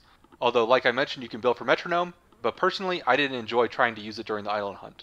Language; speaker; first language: English; native; English